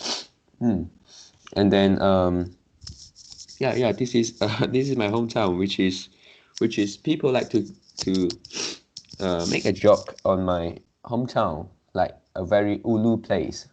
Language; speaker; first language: English; non-native, local second language; Chinese